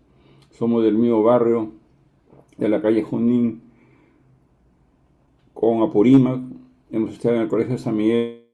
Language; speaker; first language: Spanish; native; Spanish